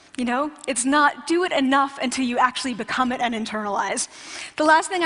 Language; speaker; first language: English; native; English